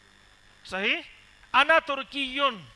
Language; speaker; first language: Arabic; non-native, fluent; Urdu